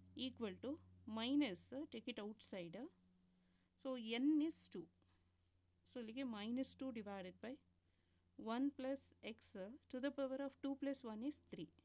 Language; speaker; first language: English; non-native, local second language; Kannada